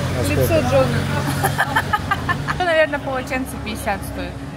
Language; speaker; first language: Russian; native; Russian